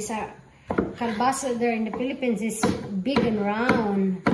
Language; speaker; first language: English; non-native, local second language; Filipino